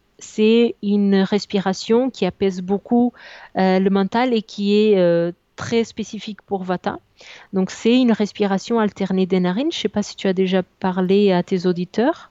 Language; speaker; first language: French; non-native, fluent; Portuguese